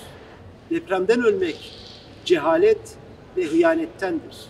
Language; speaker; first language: Turkish; native; Turkish